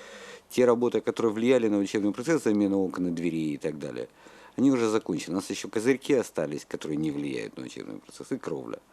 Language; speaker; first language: Russian; native; Russian